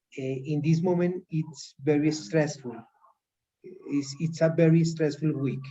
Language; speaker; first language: English; non-native, learner; Spanish